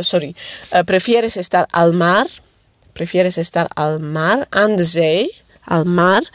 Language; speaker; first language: Spanish; non-native, fluent; Dutch